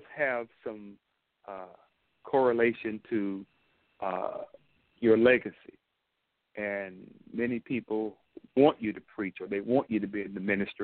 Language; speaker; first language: English; native; English